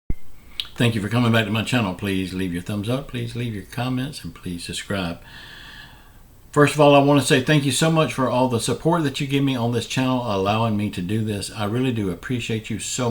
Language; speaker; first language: English; native; English